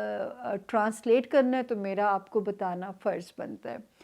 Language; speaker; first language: Urdu; native; Urdu